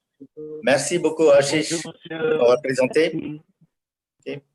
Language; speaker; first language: French; non-native, fluent; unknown